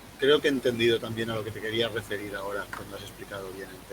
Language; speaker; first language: Spanish; native; Spanish